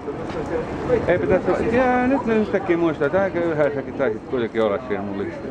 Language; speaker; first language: Finnish; early bilingual, heritage; Finnish